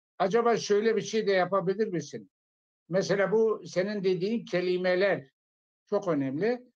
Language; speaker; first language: Turkish; non-native, local second language; Zaza